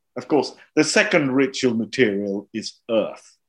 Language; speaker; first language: English; non-native, local second language; Hindi